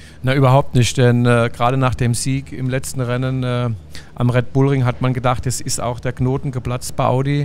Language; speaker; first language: German; native; German